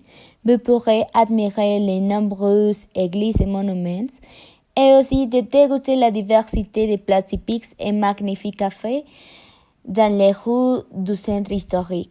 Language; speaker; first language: French; non-native, learner; Spanish